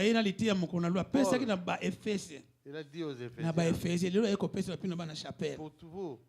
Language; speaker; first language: French; non-native, local second language; Lingala